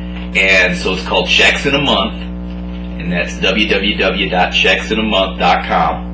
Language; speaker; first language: English; native; English